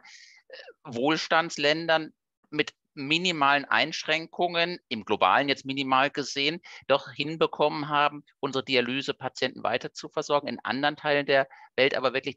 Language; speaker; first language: German; native; German